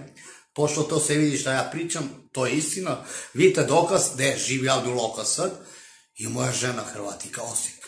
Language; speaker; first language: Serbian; non-native, local second language; Romany